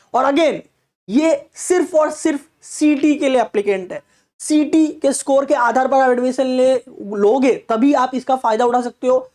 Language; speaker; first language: Hindi; non-native, local second language; Marathi